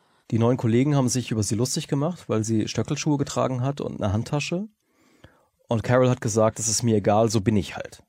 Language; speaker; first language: German; native; German